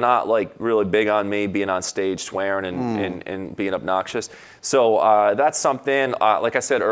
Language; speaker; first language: English; native; English